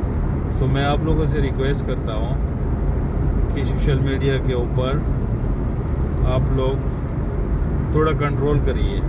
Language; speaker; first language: Hindi; non-native, local second language; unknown